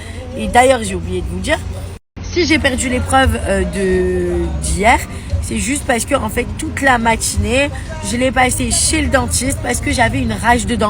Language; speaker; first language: French; native; French